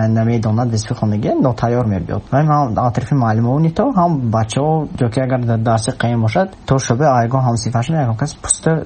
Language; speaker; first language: Tajik; native; Tajik